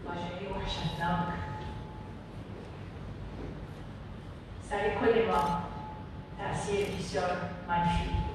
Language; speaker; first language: Persian; non-native, learner; Arabic